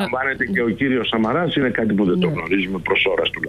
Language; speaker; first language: Greek; native; Greek